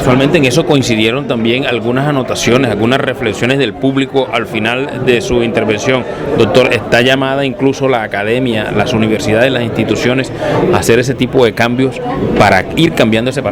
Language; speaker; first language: Spanish; native; Spanish